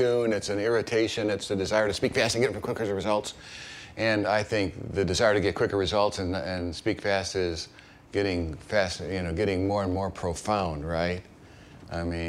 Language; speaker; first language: English; native; English